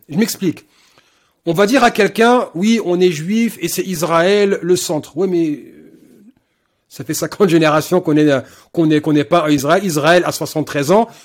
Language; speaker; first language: French; native; French